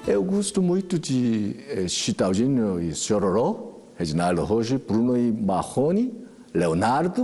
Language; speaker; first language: Portuguese; non-native, learner; Korean